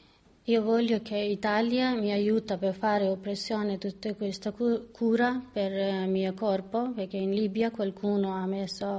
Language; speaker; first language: Italian; non-native, learner; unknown